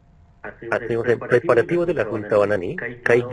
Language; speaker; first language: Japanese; non-native, learner; Spanish